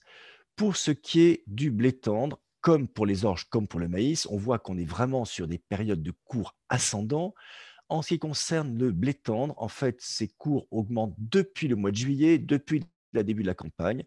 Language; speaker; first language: French; native; French